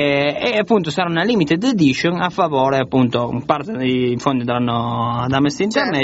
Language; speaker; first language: Italian; native; Italian